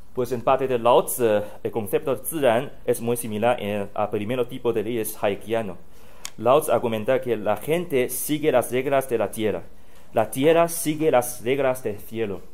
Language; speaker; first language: Spanish; non-native, fluent; Chinese